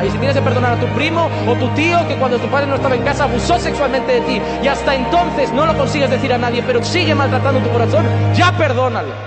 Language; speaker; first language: Spanish; native; Spanish